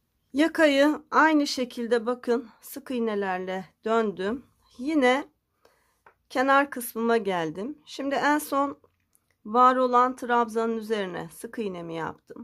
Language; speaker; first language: Turkish; native; Turkish